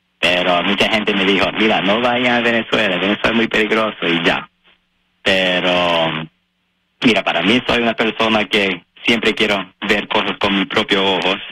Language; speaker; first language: Spanish; non-native, learner; Japanese